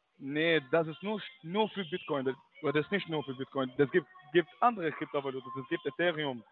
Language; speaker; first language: German; non-native, learner; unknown